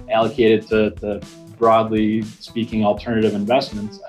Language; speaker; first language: English; native; English